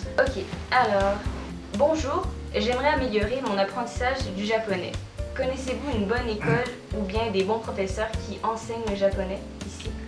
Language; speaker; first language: French; native; French